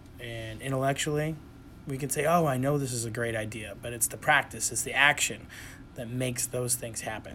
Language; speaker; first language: English; native; English